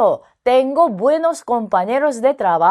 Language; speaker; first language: Spanish; non-native, fluent; Korean